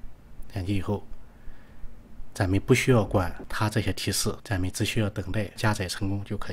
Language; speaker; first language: Chinese; native; Chinese